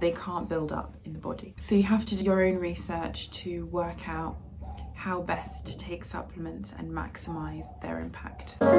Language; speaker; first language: English; native; English